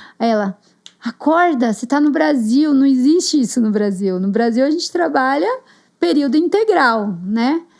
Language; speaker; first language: Portuguese; native; Portuguese